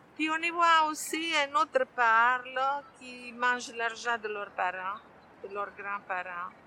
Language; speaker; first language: French; non-native, fluent; Italian